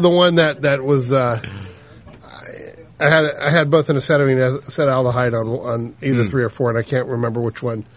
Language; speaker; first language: English; native; English